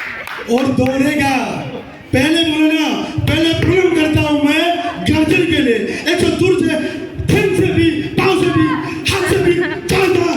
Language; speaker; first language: Hindi; non-native, local second language; Assamese